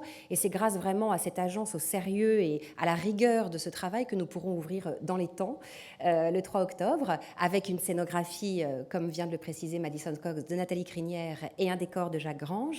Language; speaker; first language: French; native; French